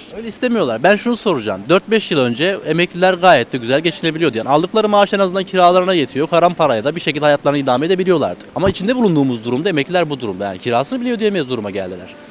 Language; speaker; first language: Turkish; native; Turkish